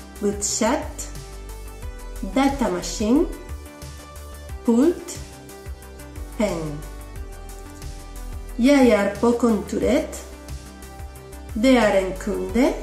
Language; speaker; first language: Norwegian; non-native, learner; Spanish